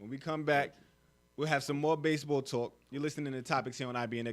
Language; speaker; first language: English; native; English